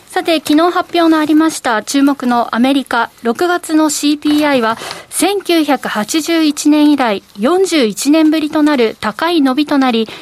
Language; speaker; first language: Japanese; native; Japanese